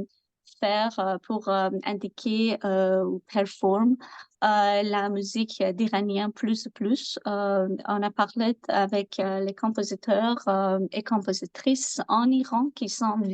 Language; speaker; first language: French; non-native, learner; Persian